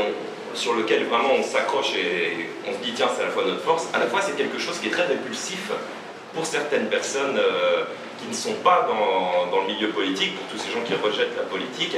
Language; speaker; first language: French; native; French